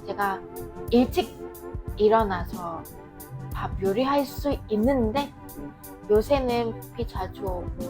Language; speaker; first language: Korean; non-native, fluent; Vietnamese